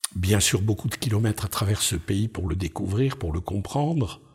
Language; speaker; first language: French; native; French